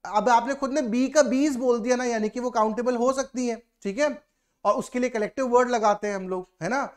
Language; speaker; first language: Hindi; native; Hindi